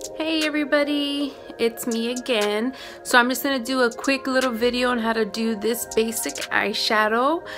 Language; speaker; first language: English; early bilingual, other home language; Spanish